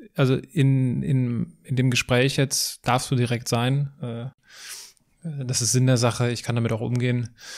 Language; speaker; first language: German; native; German